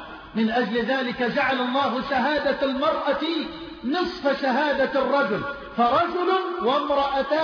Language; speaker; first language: Arabic; native; Arabic